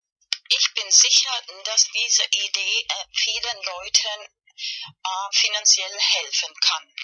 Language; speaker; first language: German; non-native, fluent; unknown